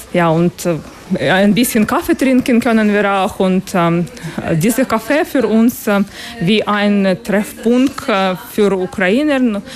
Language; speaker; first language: German; non-native, learner; Ukrainian